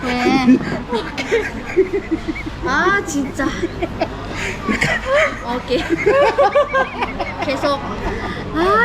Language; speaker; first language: Korean; non-native, learner; Thai